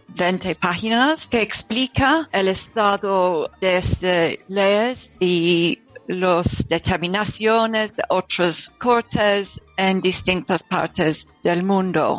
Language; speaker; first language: Spanish; non-native, learner; English